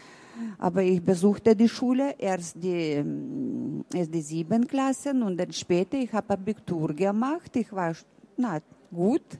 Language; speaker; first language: German; early bilingual, heritage; German